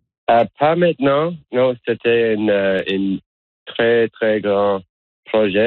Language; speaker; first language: French; non-native, learner; English